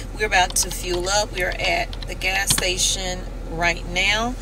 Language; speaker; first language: English; native; English